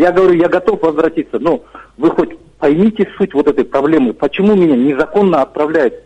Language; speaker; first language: Russian; non-native, local second language; Kazakh